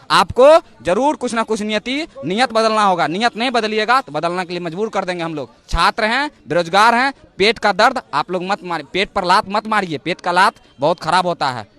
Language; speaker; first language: Hindi; native; Hindi